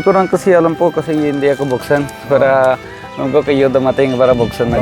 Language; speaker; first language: Filipino; non-native, learner; Punjabi